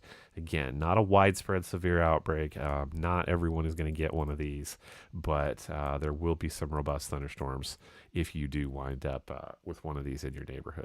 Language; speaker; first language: English; native; English